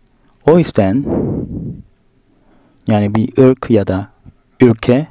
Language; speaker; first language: Turkish; non-native, fluent; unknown